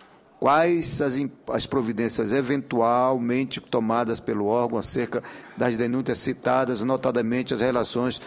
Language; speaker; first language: Portuguese; native; Portuguese